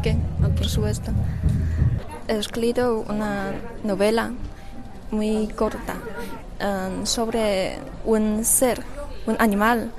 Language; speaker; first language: Spanish; non-native, learner; Chinese